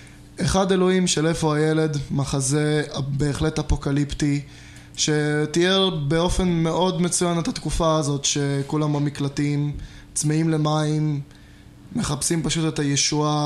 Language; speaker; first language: Hebrew; native; Hebrew